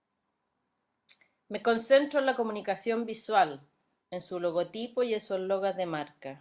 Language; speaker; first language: Spanish; native; Spanish